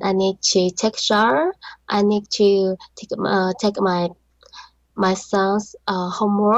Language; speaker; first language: English; non-native, learner; Chinese